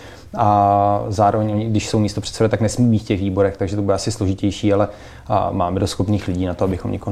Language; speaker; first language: Czech; native; Czech